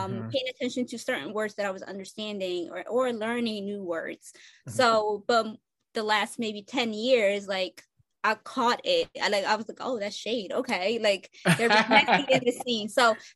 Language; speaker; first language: English; non-native, fluent; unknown